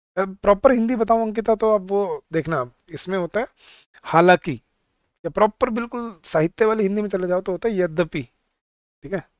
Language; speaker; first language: Hindi; native; Hindi